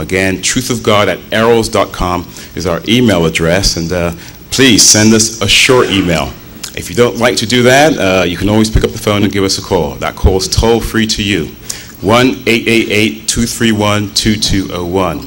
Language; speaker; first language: English; native; English